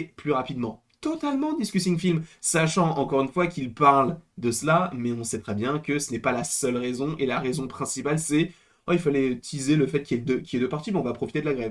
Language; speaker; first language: French; native; French